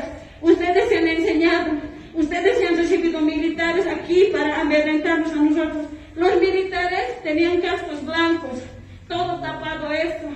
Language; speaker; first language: Spanish; native; Spanish